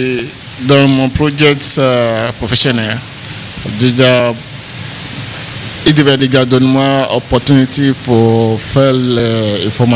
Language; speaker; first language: French; non-native, learner; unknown